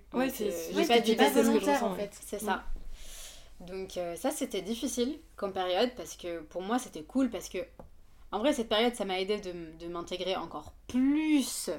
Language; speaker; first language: French; non-native, fluent; Arabic